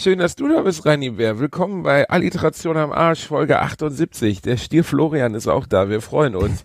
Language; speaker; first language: German; native; German